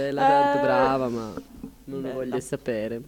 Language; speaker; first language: Italian; native; Italian